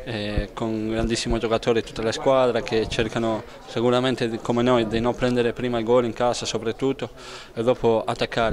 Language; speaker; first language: Italian; non-native, fluent; Spanish